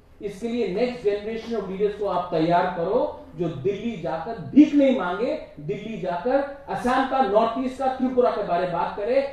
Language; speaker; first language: Hindi; non-native, local second language; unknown